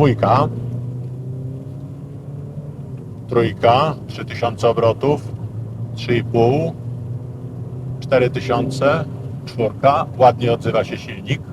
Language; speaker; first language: Polish; native; Polish